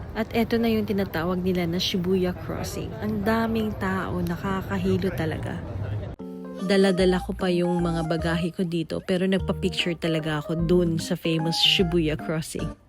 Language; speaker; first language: Filipino; non-native, local second language; Cebuano